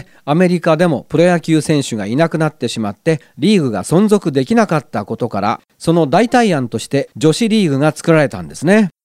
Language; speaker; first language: Japanese; native; Japanese